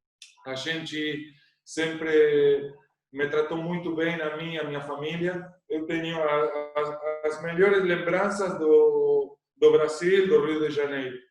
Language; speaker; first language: Portuguese; non-native, learner; Spanish